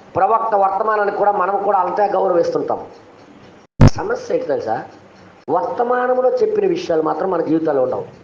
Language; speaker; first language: Telugu; non-native, local second language; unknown